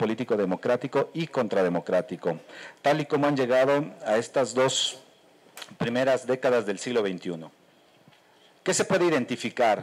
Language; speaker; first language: Spanish; native; Spanish